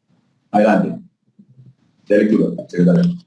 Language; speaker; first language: Spanish; native; Spanish